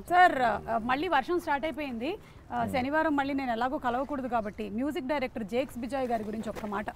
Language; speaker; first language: Telugu; native; Telugu